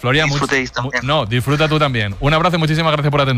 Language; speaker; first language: Spanish; native; Spanish